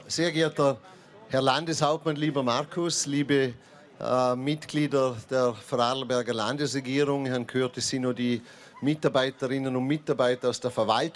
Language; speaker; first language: German; native; German